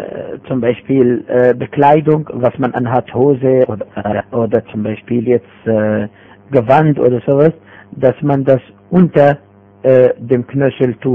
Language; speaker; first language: German; non-native, fluent; Arabic